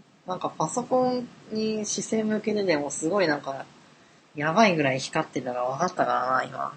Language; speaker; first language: Japanese; native; Japanese